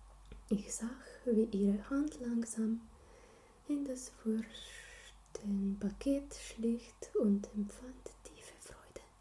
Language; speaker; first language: German; non-native, learner; Slovenian